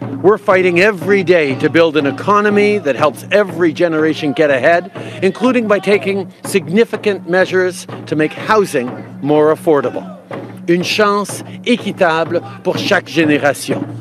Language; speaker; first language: English; native; English